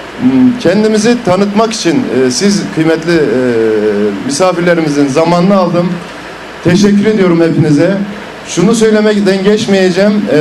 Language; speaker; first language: Turkish; native; Turkish